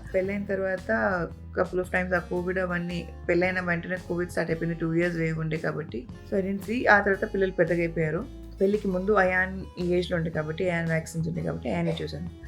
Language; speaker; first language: Telugu; non-native, local second language; Urdu